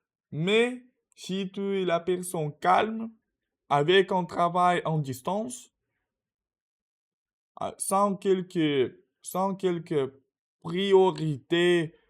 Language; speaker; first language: French; non-native, learner; Russian